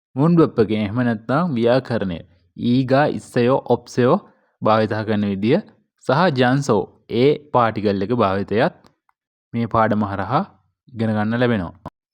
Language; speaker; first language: Sinhala; native; Sinhala